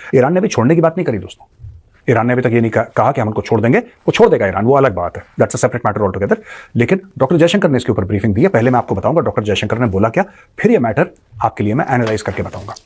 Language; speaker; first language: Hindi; native; Hindi